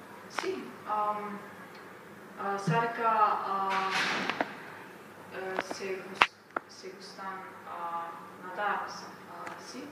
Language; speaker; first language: Spanish; non-native, learner; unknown